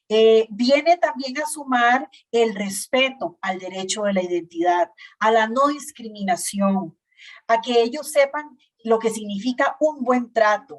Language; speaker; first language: Spanish; native; Spanish